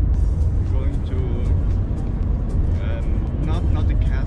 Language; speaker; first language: English; non-native, learner; Persian